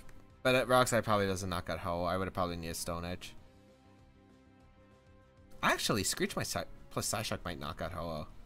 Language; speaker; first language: English; native; English